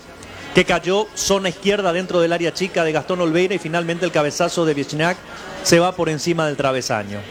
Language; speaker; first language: Spanish; native; Spanish